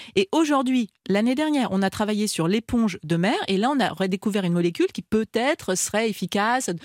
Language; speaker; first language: French; native; French